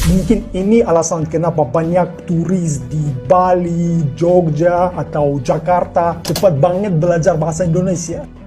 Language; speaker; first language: Indonesian; non-native, fluent; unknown